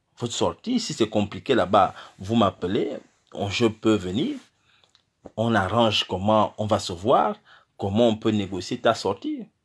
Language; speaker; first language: French; non-native, local second language; Fang